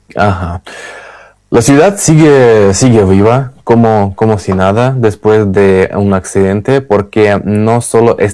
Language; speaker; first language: Spanish; non-native, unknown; Russian